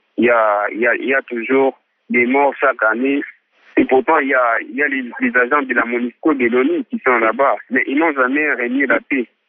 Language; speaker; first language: French; non-native, local second language; Swahili